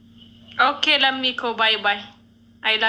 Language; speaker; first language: English; non-native, learner; Oromo